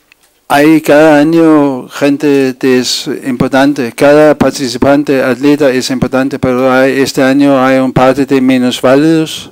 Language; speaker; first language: Spanish; non-native, fluent; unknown